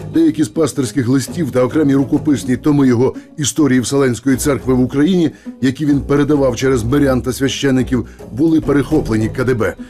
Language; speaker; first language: Ukrainian; native; Ukrainian